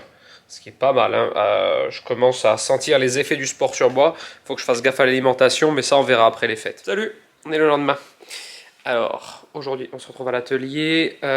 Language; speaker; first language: French; native; French